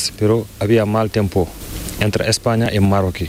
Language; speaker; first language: Spanish; non-native, learner; Fula